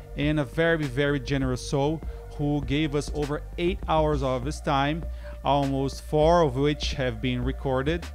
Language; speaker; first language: English; non-native, fluent; Portuguese